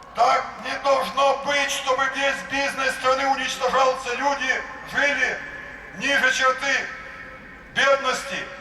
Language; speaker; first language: Russian; non-native, local second language; Ukrainian